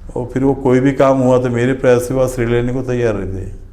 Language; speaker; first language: Hindi; non-native, local second language; Marathi